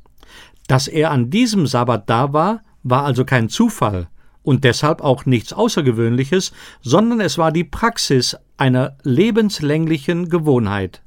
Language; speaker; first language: German; native; German